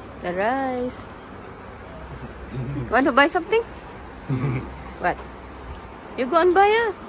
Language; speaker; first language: English; non-native, learner; Filipino